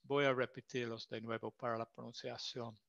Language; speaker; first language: Spanish; non-native, fluent; English